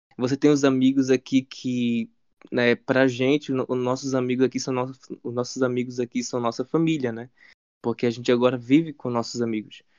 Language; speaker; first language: Portuguese; native; Portuguese